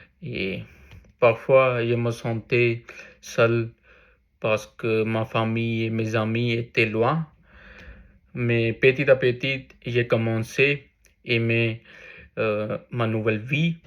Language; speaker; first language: French; non-native, learner; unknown